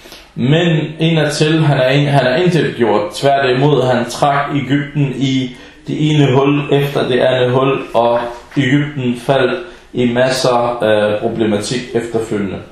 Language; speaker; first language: Danish; early bilingual, other home language; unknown